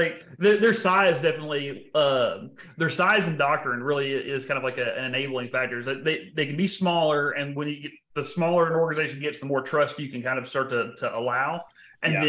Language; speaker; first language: English; native; English